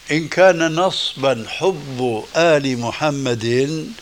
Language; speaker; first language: Arabic; early bilingual, other home language; Albanian